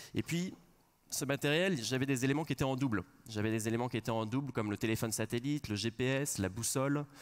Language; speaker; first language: French; native; French